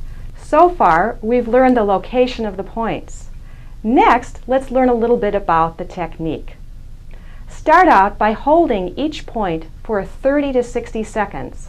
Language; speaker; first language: English; native; English